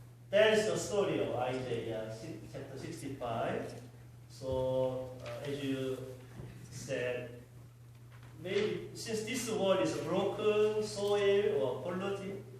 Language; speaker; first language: English; non-native, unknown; Korean